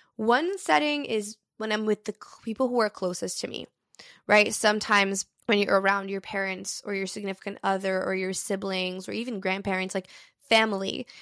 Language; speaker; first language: English; early bilingual, other home language; Portuguese